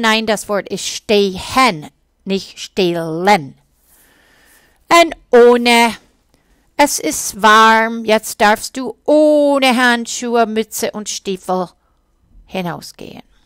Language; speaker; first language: German; non-native, fluent; English